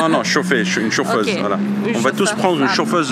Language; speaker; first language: French; native; French